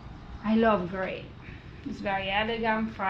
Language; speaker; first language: English; non-native, learner; Spanish